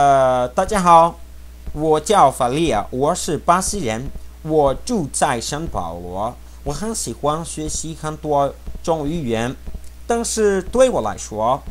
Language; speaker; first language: Chinese; non-native, learner; Portuguese